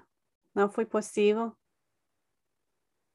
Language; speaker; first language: Portuguese; non-native, fluent; English